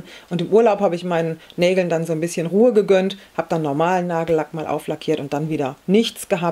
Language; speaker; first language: German; native; German